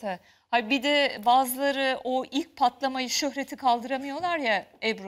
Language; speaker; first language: Turkish; native; Turkish